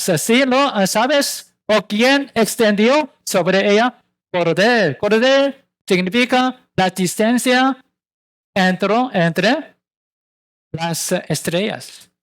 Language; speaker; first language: Spanish; non-native, learner; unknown